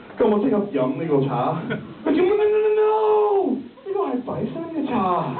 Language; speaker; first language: Cantonese; non-native, learner; English